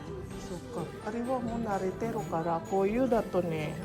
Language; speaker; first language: Japanese; non-native, fluent; Filipino